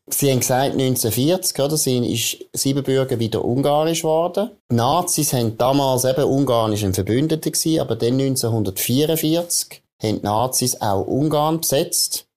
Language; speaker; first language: German; native; German